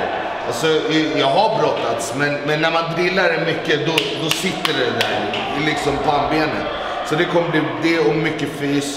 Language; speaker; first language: Swedish; native; Swedish